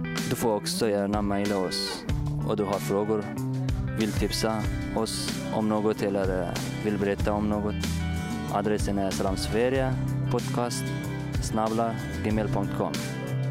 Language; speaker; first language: Swedish; non-native, fluent; Persian